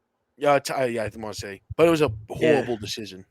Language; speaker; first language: English; native; English